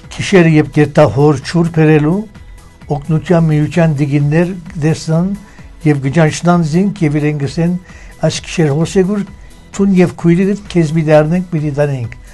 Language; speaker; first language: Armenian; early bilingual, heritage; Armenian